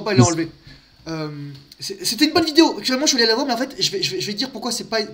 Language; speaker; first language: French; native; French